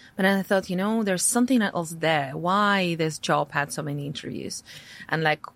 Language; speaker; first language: English; non-native, fluent; Latvian